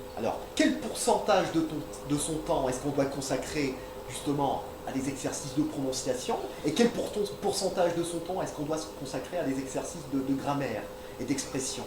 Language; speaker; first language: French; non-native, fluent; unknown